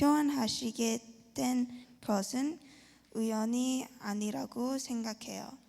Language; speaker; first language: Korean; early bilingual, heritage; Korean